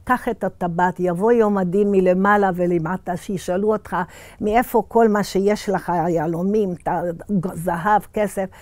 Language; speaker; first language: Hebrew; early bilingual, other home language; Hungarian